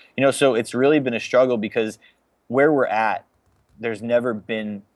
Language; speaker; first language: English; native; English